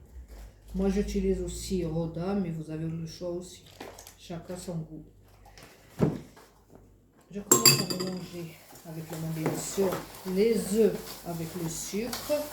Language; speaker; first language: French; non-native, fluent; Arabic